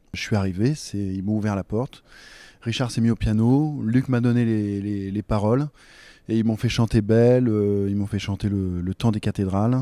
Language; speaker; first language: French; native; French